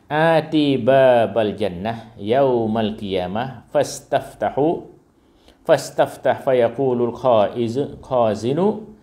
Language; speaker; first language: Khmer; non-native, local second language; Western Cham